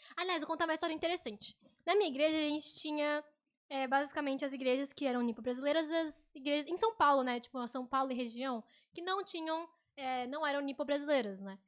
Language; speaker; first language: Portuguese; native; Portuguese